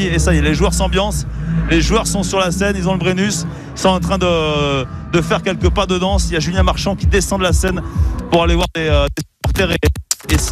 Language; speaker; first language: French; native; French